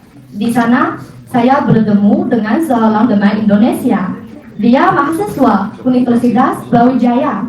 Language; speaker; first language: Indonesian; non-native, fluent; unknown